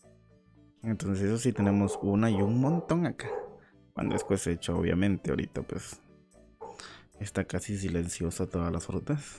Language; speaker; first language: Spanish; native; Spanish